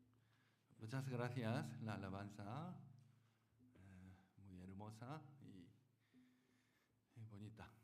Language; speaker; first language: Spanish; non-native, learner; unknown